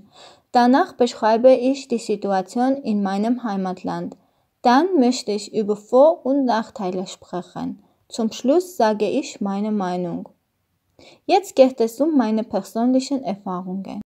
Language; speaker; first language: German; non-native, learner; Armenian